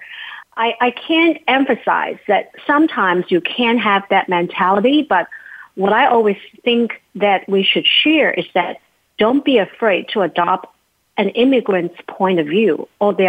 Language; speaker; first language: English; non-native, fluent; Chinese